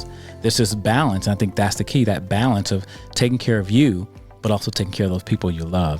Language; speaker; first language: English; native; English